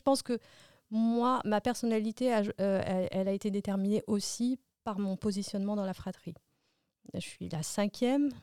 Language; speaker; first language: French; early bilingual, other home language; Arabic